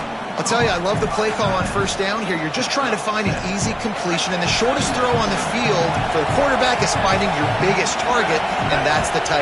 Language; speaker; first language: English; native; English